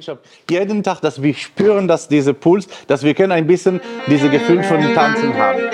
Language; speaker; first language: German; non-native, learner; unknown